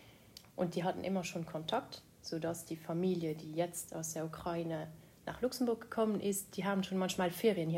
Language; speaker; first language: German; non-native, local second language; Luxembourgish